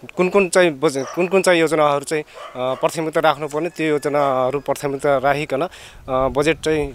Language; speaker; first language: Nepali; native; Nepali